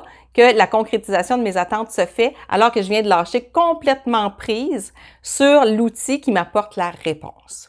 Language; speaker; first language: French; native; French